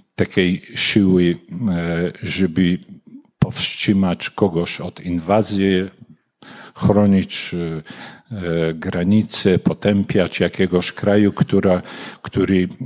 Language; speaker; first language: Polish; non-native, fluent; Kurdish